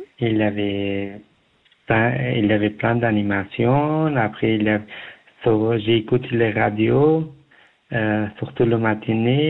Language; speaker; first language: French; non-native, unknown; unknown